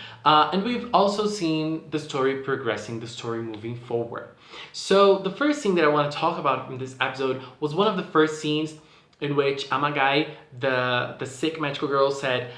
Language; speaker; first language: English; non-native, fluent; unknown